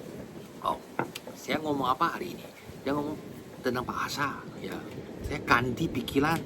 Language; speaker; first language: Indonesian; non-native, fluent; Chinese